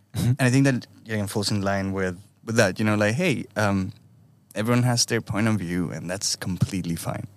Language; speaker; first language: English; non-native, fluent; Spanish